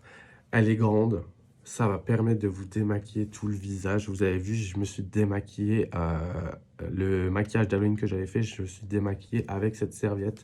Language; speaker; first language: French; native; French